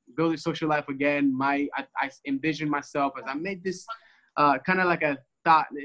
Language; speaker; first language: English; early bilingual, other home language; Spanish